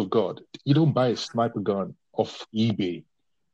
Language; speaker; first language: English; non-native, local second language; Yoruba